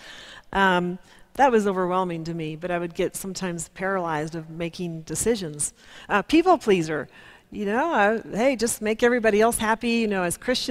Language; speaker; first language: English; native; English